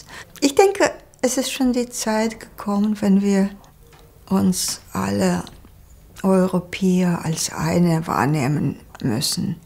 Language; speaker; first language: German; non-native, fluent; Russian